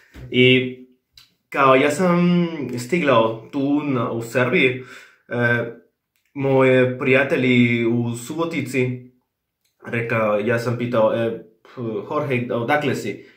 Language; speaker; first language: Serbian; non-native, learner; Spanish